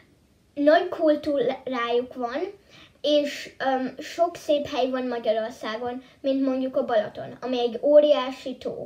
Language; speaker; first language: Hungarian; early bilingual, heritage; Hungarian